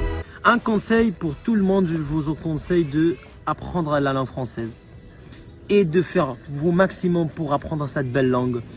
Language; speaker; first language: French; non-native, fluent; Arabic